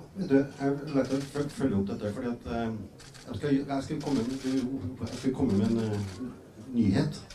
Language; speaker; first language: Norwegian; native; Norwegian